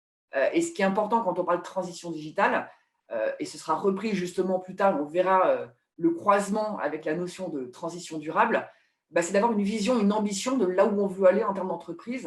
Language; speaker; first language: French; native; French